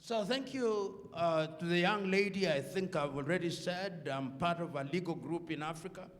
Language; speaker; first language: English; non-native, local second language; Luo (Kenya and Tanzania)